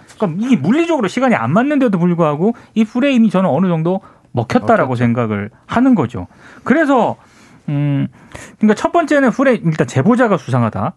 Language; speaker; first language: Korean; native; Korean